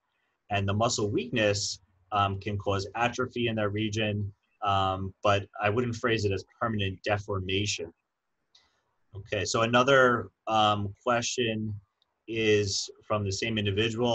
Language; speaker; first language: English; native; English